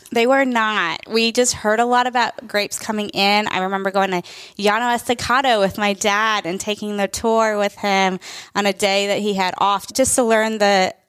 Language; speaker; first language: English; early bilingual, other home language; Telugu